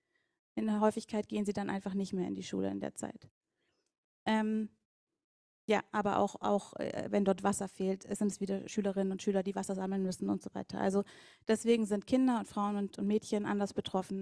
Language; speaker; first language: German; native; German